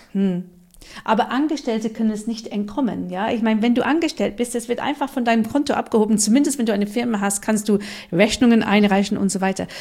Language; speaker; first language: German; non-native, fluent; English